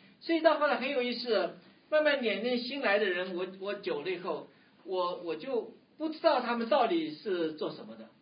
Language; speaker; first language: Chinese; native; Chinese